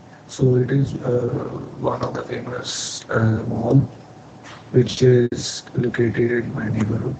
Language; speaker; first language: English; non-native, learner; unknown